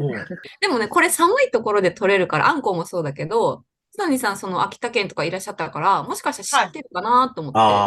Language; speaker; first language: Japanese; native; Japanese